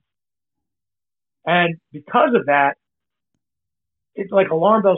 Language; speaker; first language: English; native; English